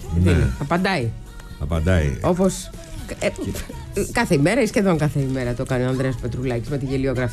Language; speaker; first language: Greek; native; Greek